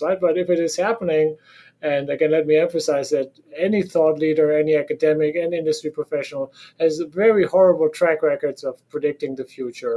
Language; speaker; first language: English; non-native, fluent; German